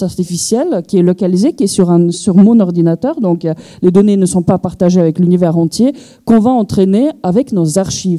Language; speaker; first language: French; native; French